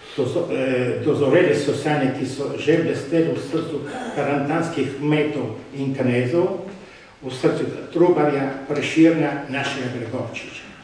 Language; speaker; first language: Slovenian; native; Slovenian